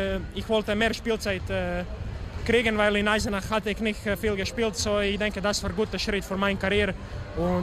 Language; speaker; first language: German; non-native, fluent; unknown